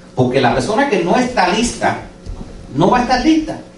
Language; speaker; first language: Spanish; non-native, fluent; English